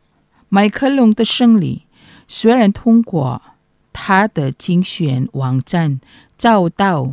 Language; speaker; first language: Chinese; non-native, fluent; Indonesian